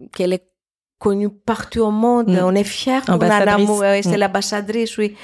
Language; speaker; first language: French; non-native, fluent; Greek